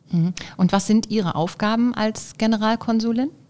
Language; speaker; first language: German; native; German